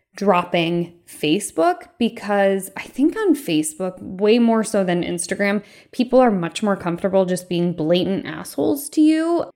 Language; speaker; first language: English; early bilingual, other home language; Filipino